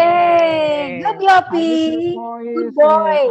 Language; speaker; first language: English; non-native, learner; Indonesian